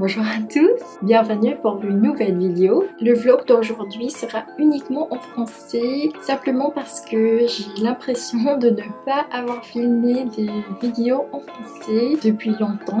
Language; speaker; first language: French; early bilingual, heritage; Cantonese